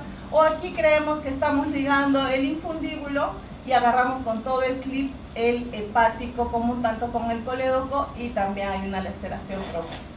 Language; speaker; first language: Spanish; native; Spanish